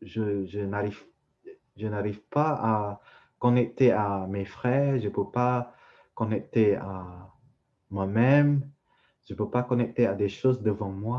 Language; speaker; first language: French; non-native, fluent; Vietnamese